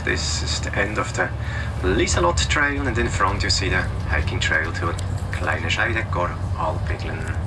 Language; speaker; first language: English; non-native, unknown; German